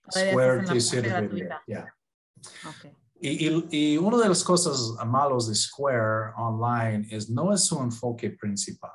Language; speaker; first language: Spanish; non-native, fluent; English